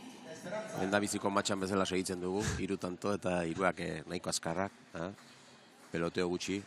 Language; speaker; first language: Basque; native; Basque